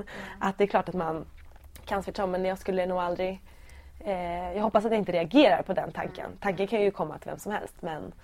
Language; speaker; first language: Swedish; native; Swedish